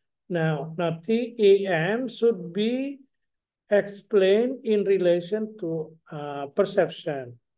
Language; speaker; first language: English; non-native, fluent; Indonesian